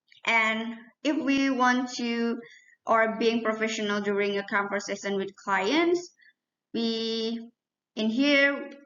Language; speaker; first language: English; non-native, learner; Indonesian